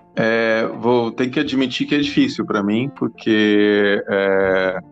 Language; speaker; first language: Portuguese; non-native, fluent; English